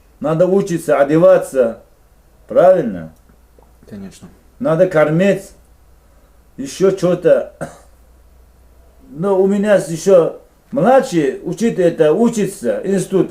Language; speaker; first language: Russian; non-native, local second language; Uzbek